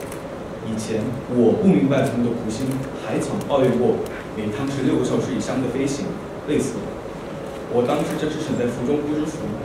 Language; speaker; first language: Chinese; non-native, fluent; Korean